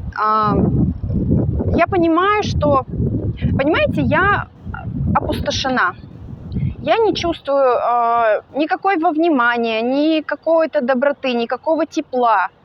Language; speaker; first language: Russian; native; Russian